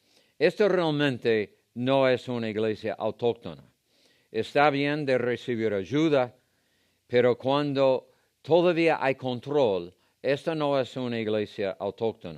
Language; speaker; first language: Spanish; non-native, fluent; English